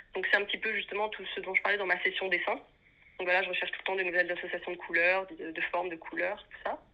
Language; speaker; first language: French; native; French